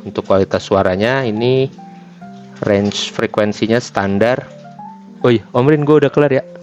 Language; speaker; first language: Indonesian; native; Indonesian